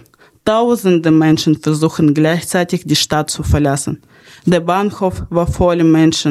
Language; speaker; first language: German; non-native, fluent; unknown